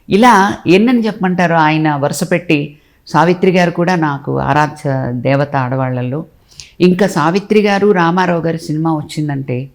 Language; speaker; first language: Telugu; native; Telugu